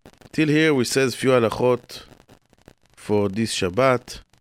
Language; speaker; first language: English; non-native, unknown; Hebrew